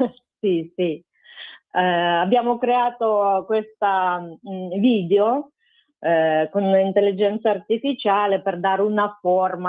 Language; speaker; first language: Italian; non-native, fluent; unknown